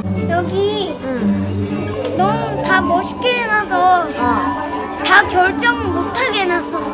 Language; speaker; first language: Korean; early bilingual, heritage; Korean